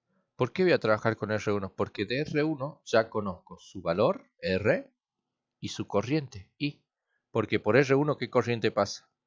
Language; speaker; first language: Spanish; native; Spanish